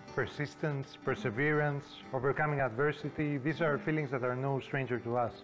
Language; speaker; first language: English; non-native, fluent; Greek